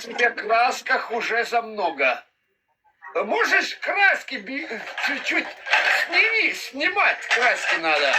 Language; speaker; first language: Russian; non-native, learner; Lithuanian